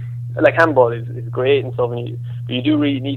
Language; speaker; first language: English; native; English